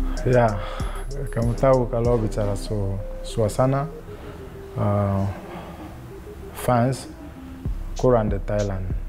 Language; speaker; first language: Indonesian; non-native, fluent; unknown